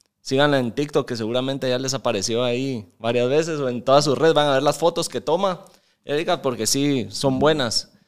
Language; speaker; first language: Spanish; native; Spanish